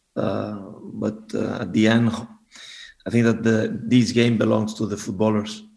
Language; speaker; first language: English; non-native, fluent; Spanish